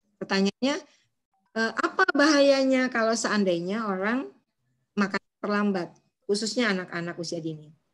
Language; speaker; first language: Indonesian; native; Indonesian